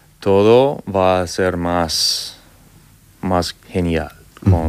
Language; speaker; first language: Spanish; non-native, learner; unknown